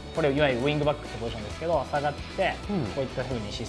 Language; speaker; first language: Japanese; native; Japanese